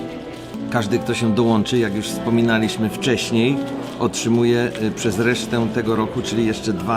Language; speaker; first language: Polish; native; Polish